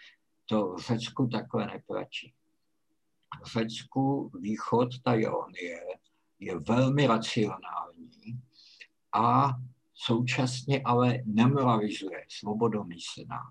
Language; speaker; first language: Czech; native; Czech